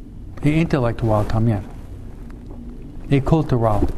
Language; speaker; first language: Spanish; non-native, fluent; English